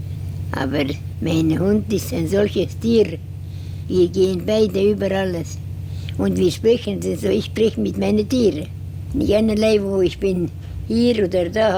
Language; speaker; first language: German; non-native, learner; Estonian